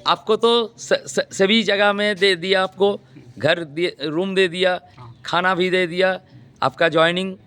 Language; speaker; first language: Hindi; non-native, local second language; Bangla